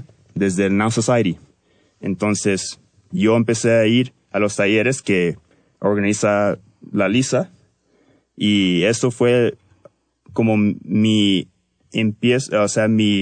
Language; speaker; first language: Spanish; early bilingual, heritage; Spanish